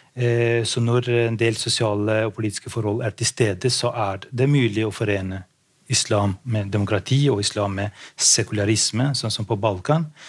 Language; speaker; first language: Norwegian; non-native, fluent; Albanian